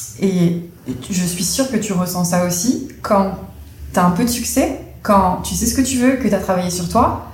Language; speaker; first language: French; native; French